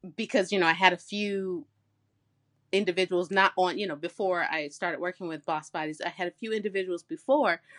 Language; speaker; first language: English; native; English